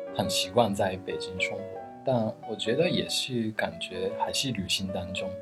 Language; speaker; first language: Chinese; non-native, fluent; Japanese